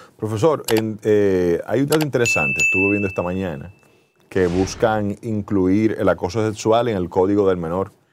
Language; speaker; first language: Spanish; native; Spanish